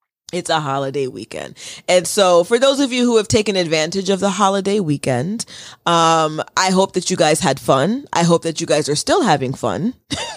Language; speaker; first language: English; native; English